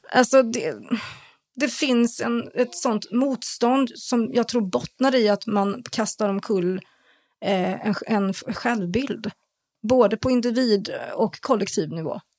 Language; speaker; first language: Swedish; native; Swedish